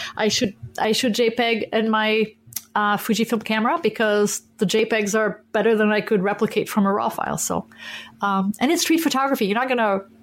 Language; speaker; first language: English; non-native, fluent; French